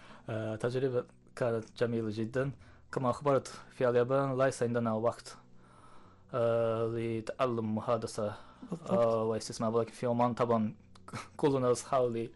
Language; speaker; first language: Arabic; non-native, learner; Japanese